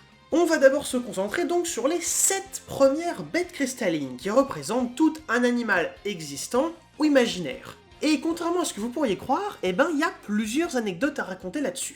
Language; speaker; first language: French; native; French